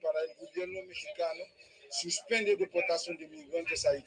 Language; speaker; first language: Spanish; non-native, fluent; Haitian Creole